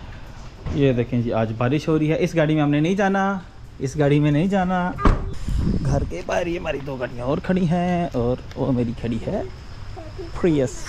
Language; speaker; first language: Urdu; native; Urdu